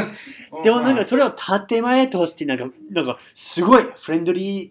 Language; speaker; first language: Japanese; non-native, fluent; English